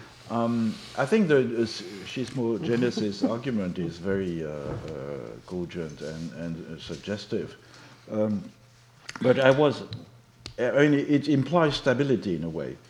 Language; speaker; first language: English; non-native, fluent; French